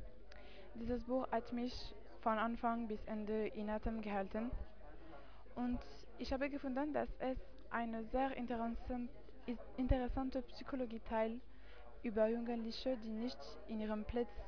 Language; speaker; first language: German; non-native, learner; French